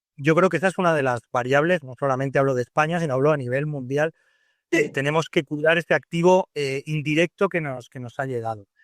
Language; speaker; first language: Spanish; native; Spanish